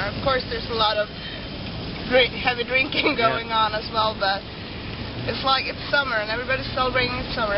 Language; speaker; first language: English; non-native, fluent; Swedish